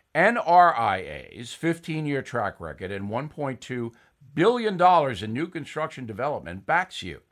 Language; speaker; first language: English; native; English